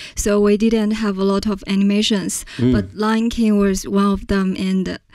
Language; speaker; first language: English; non-native, fluent; Chinese